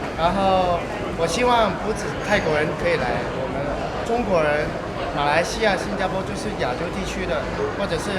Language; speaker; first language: Chinese; early bilingual, heritage; Chinese